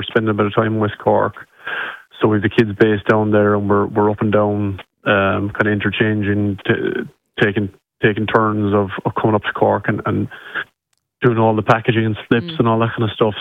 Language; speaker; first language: English; native; English